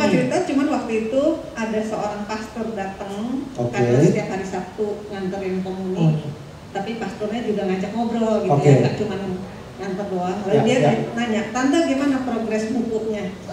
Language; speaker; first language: Indonesian; native; Indonesian